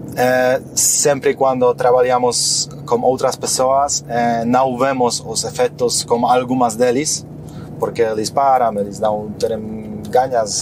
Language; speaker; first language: Spanish; non-native, learner; Polish